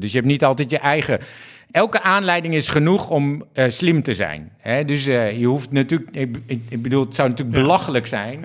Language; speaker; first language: Dutch; native; Dutch